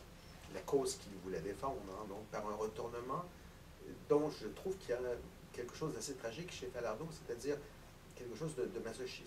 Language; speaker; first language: French; native; French